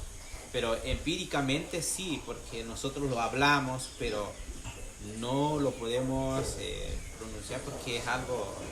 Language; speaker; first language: Spanish; non-native, local second language; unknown